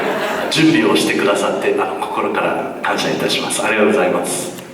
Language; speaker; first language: Japanese; non-native, fluent; English